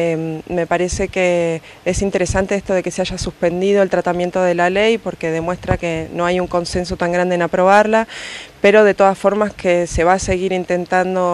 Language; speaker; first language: Spanish; native; Spanish